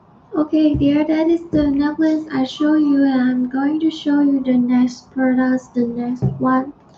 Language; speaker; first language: English; non-native, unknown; Chinese